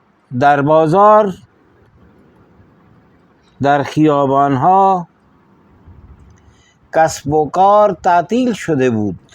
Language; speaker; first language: Persian; non-native, fluent; Urdu